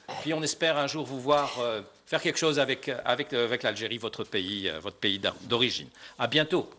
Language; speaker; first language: French; non-native, local second language; Arabic